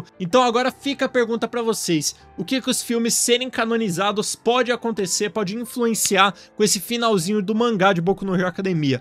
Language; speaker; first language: Portuguese; native; Portuguese